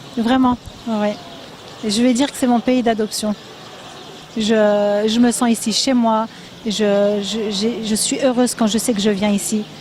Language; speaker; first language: French; native; French